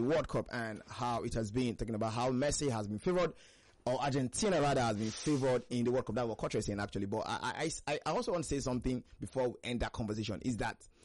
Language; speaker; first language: English; non-native, local second language; Hausa